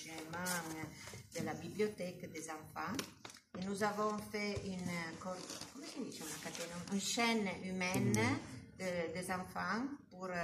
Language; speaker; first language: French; non-native, learner; Italian